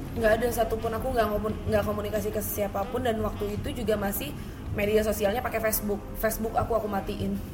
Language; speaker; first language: Indonesian; native; Indonesian